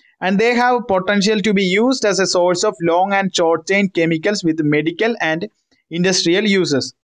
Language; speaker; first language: English; non-native, local second language; Malayalam